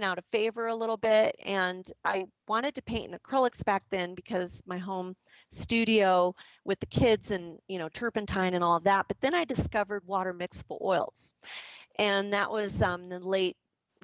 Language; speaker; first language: English; native; English